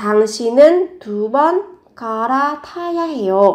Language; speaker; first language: Korean; non-native, fluent; Vietnamese